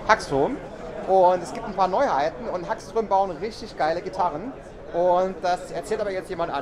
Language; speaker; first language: German; native; German